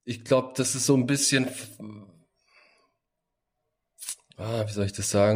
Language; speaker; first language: German; early bilingual, other home language; Bosnian